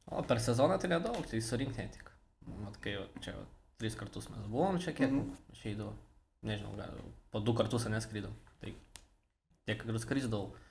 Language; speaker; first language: Lithuanian; non-native, local second language; Russian